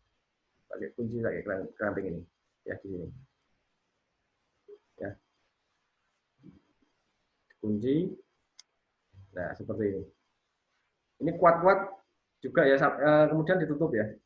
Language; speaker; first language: Indonesian; native; Indonesian